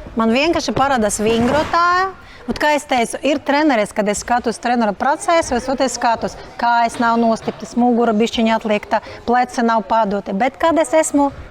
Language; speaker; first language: Latvian; non-native, local second language; Russian